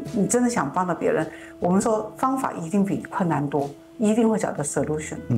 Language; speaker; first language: Chinese; native; Chinese